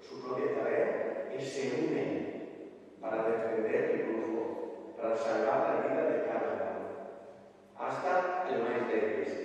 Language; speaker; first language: Spanish; non-native, fluent; Italian